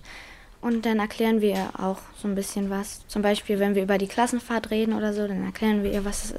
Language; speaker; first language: German; native; German